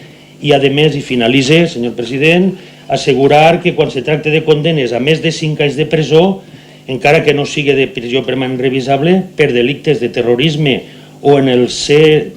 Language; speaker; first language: Catalan; native; Catalan